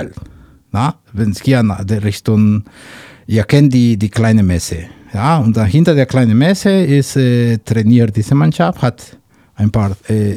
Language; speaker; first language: German; non-native, learner; Spanish